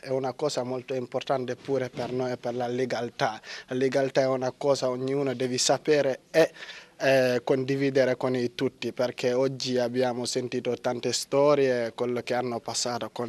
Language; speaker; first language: Italian; non-native, learner; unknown